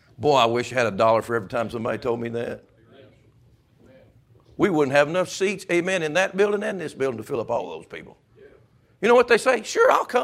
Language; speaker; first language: English; native; English